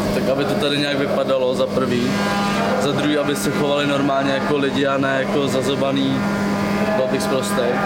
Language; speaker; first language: Czech; native; Czech